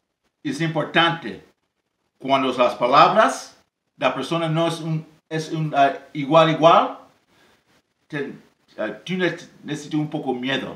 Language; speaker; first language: Spanish; non-native, learner; English